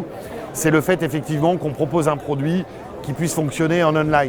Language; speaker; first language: French; native; French